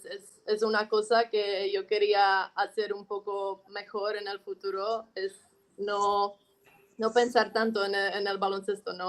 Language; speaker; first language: Spanish; non-native, fluent; Czech